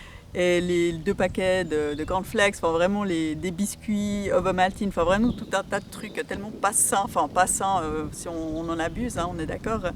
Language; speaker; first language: French; native; French